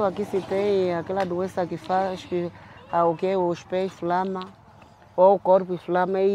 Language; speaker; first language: Portuguese; non-native, local second language; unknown